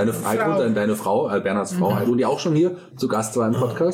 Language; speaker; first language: German; native; German